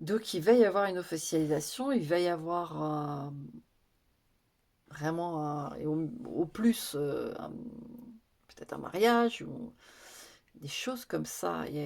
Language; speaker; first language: French; native; French